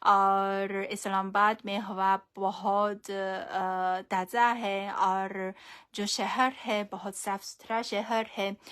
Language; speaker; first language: Hindi; non-native, fluent; Chinese